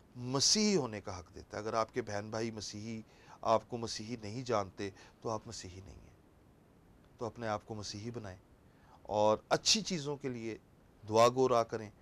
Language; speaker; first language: Urdu; non-native, local second language; Punjabi